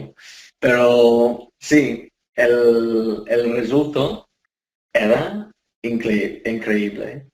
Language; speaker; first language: Spanish; non-native, learner; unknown